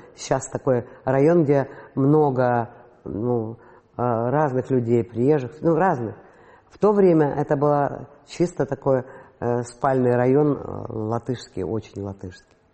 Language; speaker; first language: Russian; non-native, local second language; Latvian